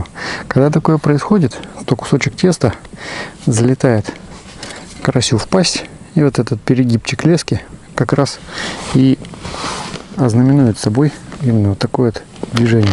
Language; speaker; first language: Russian; native; Russian